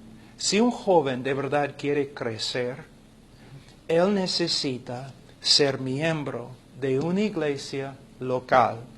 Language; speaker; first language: Spanish; non-native, fluent; English